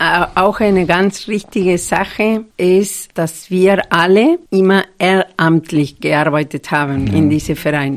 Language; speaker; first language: German; non-native, fluent; Spanish